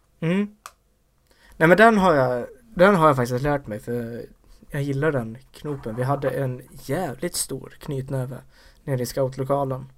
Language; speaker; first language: Swedish; native; Swedish